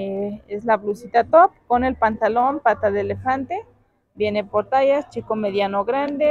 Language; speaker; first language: Spanish; native; Spanish